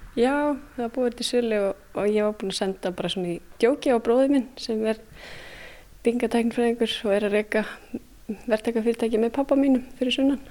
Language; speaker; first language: Icelandic; native; Icelandic